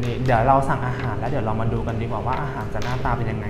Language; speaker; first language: Thai; native; Thai